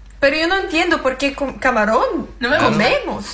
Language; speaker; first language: Spanish; non-native, learner; Swedish